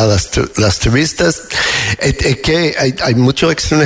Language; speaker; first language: Spanish; non-native, learner; English